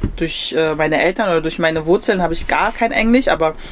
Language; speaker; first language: German; native; German